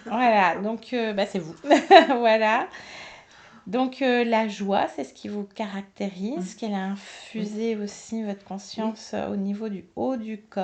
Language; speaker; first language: French; native; French